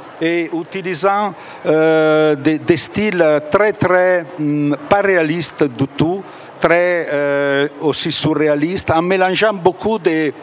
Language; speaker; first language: French; non-native, fluent; Italian